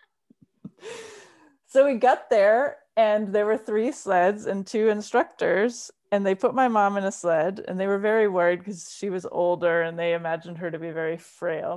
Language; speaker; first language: English; native; English